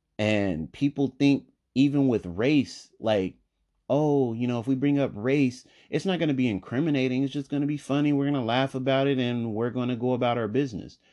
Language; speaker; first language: English; native; English